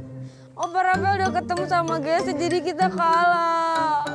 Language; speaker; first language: Indonesian; native; Indonesian